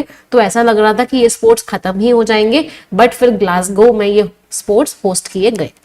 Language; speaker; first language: Hindi; native; Hindi